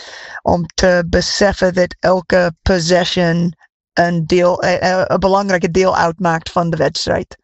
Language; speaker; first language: Dutch; non-native, fluent; English